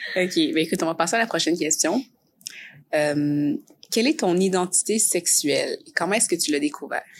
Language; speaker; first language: French; native; French